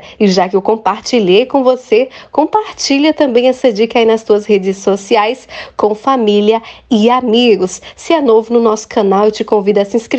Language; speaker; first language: Portuguese; native; Portuguese